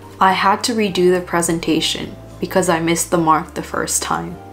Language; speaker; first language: English; early bilingual, other home language; Japanese